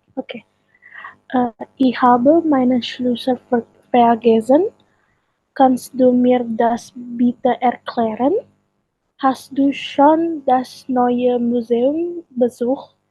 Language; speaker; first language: German; non-native, learner; Indonesian